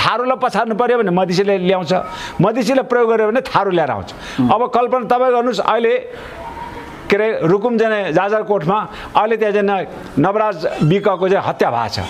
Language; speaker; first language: Nepali; non-native, local second language; Sherpa